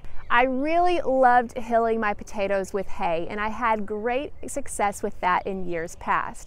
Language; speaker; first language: English; native; English